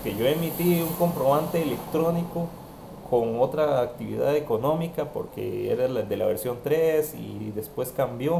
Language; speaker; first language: Spanish; native; Spanish